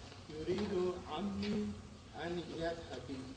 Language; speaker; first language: Arabic; non-native, learner; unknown